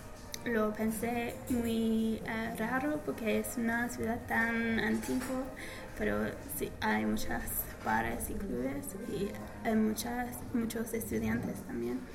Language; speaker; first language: Spanish; non-native, learner; English